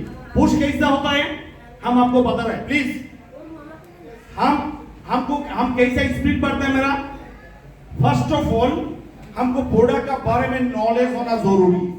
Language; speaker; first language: Hindi; non-native, local second language; Bangla